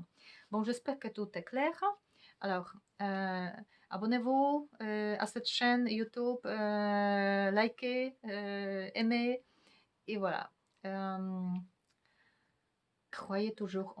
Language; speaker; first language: French; non-native, fluent; Polish